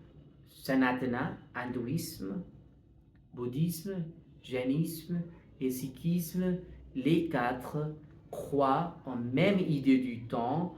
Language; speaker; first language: French; non-native, fluent; Hindi